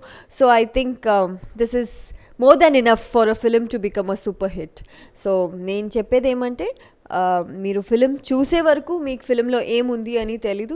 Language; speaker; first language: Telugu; non-native, local second language; Kannada